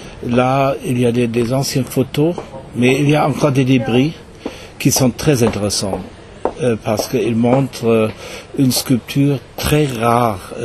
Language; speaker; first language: French; non-native, fluent; German